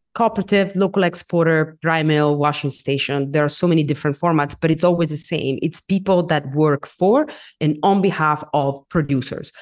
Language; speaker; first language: English; non-native, fluent; Italian